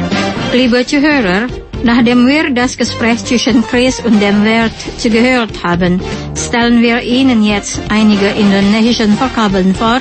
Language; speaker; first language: German; non-native, local second language; Indonesian